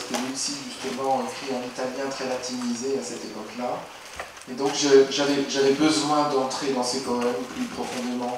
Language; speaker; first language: French; native; French